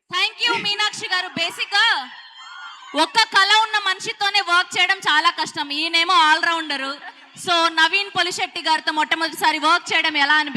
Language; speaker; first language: Telugu; native; Telugu